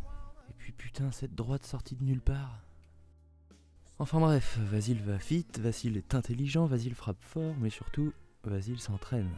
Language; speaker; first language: French; native; French